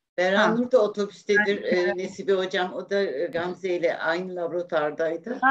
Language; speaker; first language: Turkish; native; Turkish